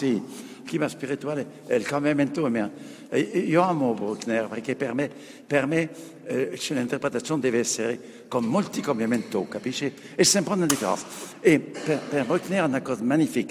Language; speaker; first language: Italian; non-native, fluent; French